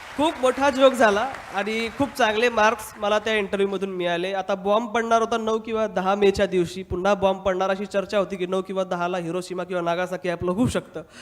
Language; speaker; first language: Marathi; non-native, local second language; Hindi